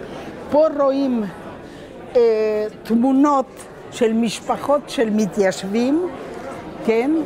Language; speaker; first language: Hebrew; non-native, local second language; Spanish